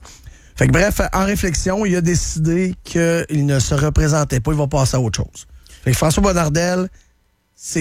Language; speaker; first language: French; native; French